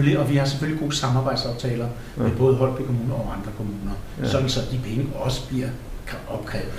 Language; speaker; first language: Danish; native; Danish